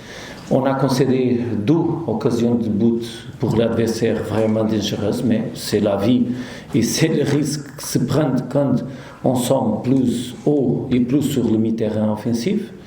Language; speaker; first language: French; non-native, learner; Portuguese